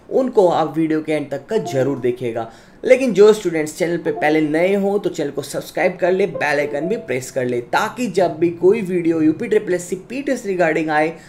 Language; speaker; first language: Hindi; native; Hindi